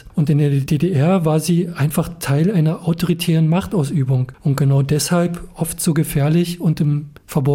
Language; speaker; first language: German; native; German